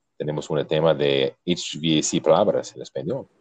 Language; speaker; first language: Spanish; non-native, learner; English